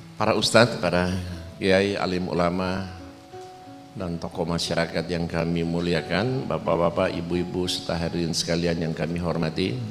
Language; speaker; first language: Indonesian; native; Indonesian